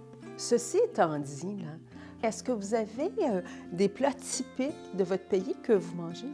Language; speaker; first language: French; native; French